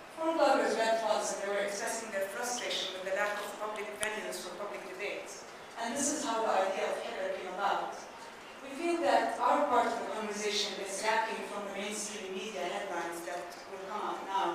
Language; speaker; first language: English; non-native, fluent; Arabic